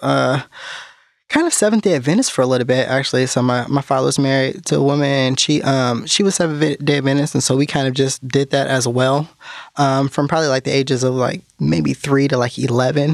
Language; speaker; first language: English; native; English